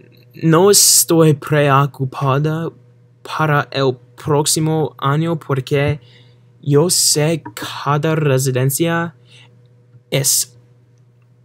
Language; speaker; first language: Spanish; non-native, learner; English